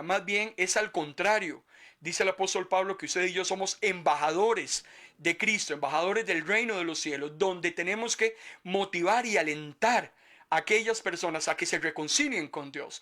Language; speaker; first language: Spanish; native; Spanish